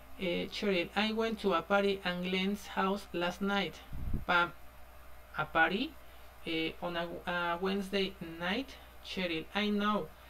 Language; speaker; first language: English; non-native, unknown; Spanish